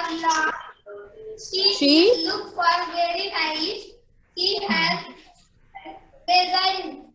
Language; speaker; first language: English; non-native, learner; Marathi